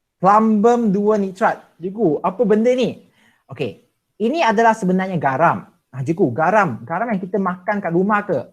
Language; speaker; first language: Malay; non-native, local second language; Chinese